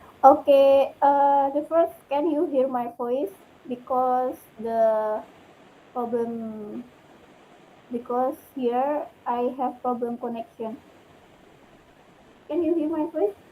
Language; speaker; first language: English; non-native, learner; Indonesian